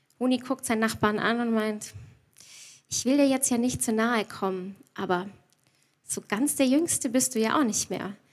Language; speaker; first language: German; native; German